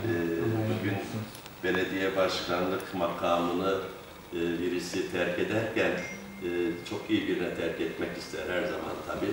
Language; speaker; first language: Turkish; native; Turkish